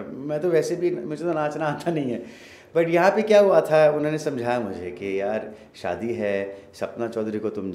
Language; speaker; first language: Hindi; native; Hindi